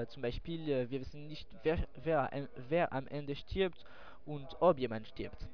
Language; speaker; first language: German; non-native, learner; French